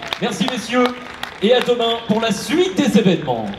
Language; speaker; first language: French; native; French